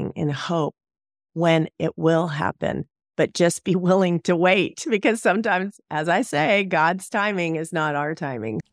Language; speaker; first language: English; native; English